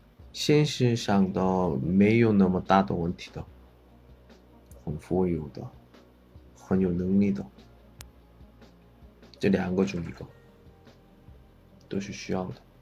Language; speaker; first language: Chinese; non-native, learner; Korean